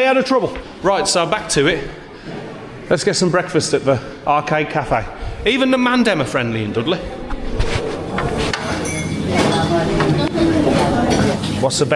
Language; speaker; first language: English; native; English